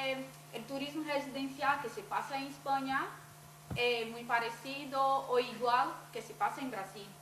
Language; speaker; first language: Spanish; non-native, fluent; Portuguese